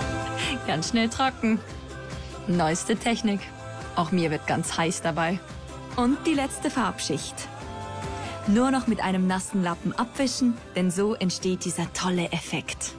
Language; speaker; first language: German; native; German